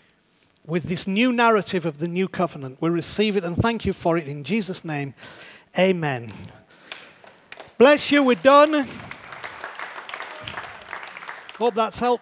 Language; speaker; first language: English; native; English